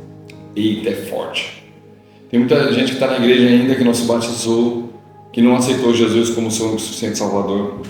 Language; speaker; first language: Portuguese; native; Portuguese